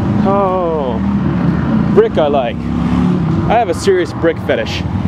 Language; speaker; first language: English; native; English